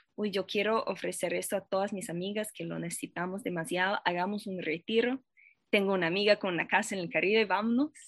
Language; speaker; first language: Spanish; non-native, fluent; English